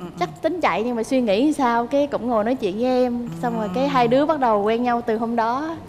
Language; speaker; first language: Vietnamese; native; Vietnamese